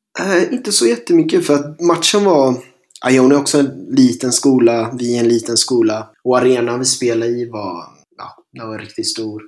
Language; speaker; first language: Swedish; native; Swedish